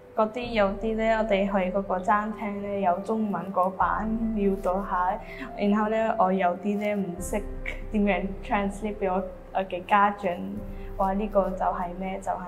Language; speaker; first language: Cantonese; early bilingual, other home language; Nepali